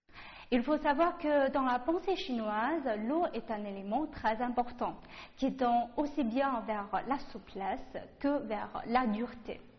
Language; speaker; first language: French; non-native, fluent; Chinese